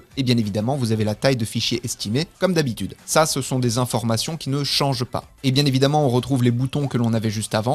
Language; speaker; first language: French; native; French